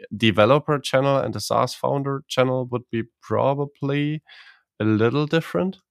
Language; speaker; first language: English; non-native, fluent; Croatian